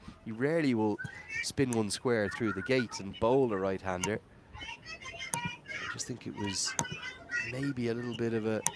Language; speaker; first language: English; native; English